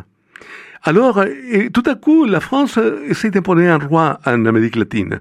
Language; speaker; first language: French; non-native, fluent; Spanish